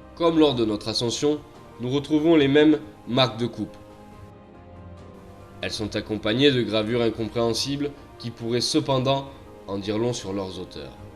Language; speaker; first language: French; native; French